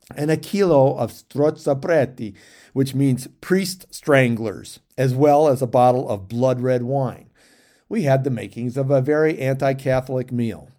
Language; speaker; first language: English; native; English